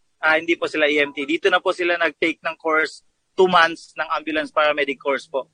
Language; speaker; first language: Filipino; non-native, local second language; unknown